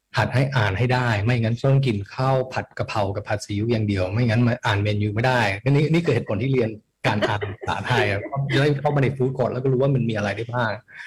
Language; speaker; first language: Thai; early bilingual, heritage; Thai